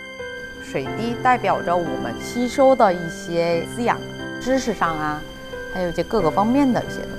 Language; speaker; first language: Chinese; non-native, fluent; Korean